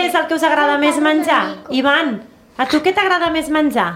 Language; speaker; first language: Catalan; native; Catalan